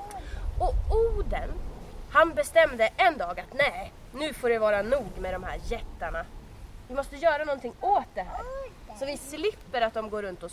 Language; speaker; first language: Swedish; native; Swedish